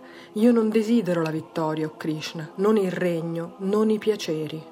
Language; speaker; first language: Italian; native; Italian